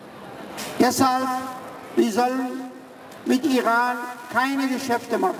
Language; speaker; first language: German; early bilingual, other home language; Persian